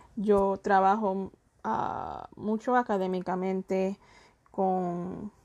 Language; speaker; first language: Spanish; early bilingual, heritage; Spanish